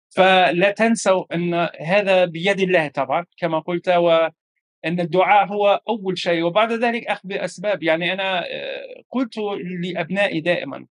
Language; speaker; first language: Arabic; non-native, fluent; German